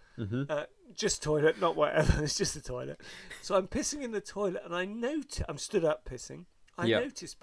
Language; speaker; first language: English; native; English